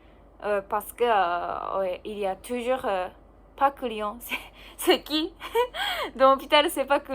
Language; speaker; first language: French; non-native, learner; Japanese